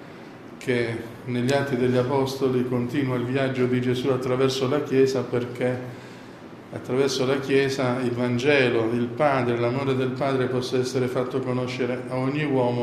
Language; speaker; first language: Italian; native; Italian